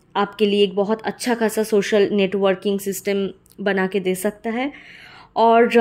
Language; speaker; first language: Hindi; non-native, local second language; Bangla